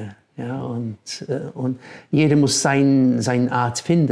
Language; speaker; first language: German; non-native, fluent; English